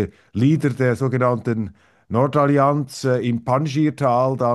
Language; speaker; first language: German; native; German